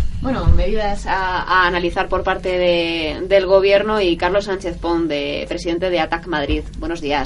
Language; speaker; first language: Spanish; native; Spanish